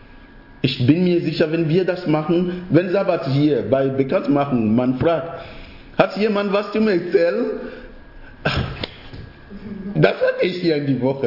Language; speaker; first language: German; non-native, fluent; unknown